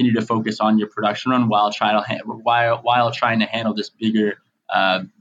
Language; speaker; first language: English; native; English